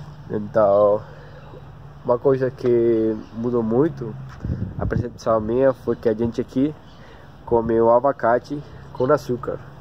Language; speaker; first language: Portuguese; non-native, learner; Spanish